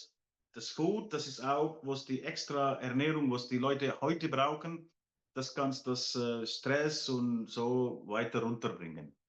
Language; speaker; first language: German; non-native, fluent; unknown